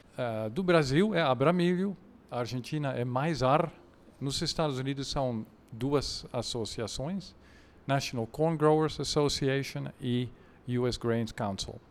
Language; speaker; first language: Portuguese; non-native, fluent; Dutch